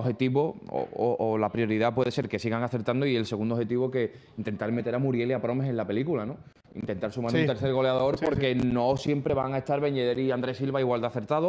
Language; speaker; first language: Spanish; native; Spanish